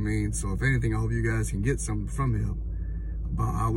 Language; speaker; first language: English; native; English